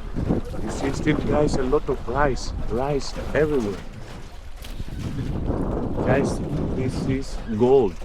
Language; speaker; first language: English; non-native, fluent; Greek